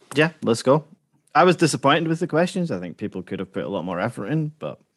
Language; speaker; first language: English; native; English